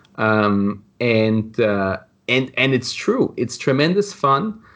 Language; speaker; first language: English; non-native, fluent; German